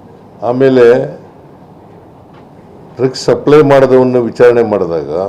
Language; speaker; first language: Kannada; native; Kannada